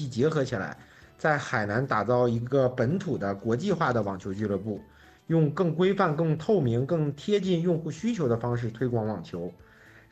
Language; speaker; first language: Chinese; native; Chinese